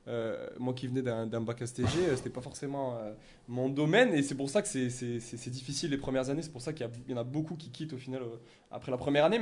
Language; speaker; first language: French; native; French